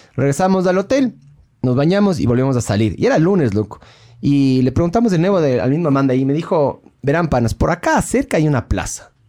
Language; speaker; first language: Spanish; native; Spanish